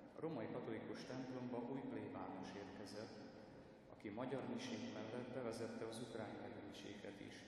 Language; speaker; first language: Hungarian; non-native, fluent; Ukrainian